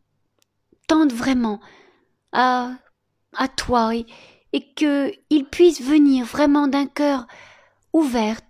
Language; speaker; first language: French; native; French